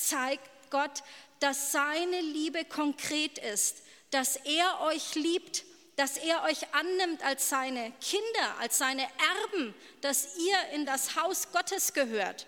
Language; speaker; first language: German; native; German